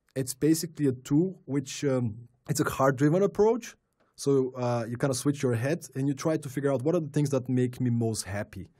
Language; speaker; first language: English; non-native, fluent; Bulgarian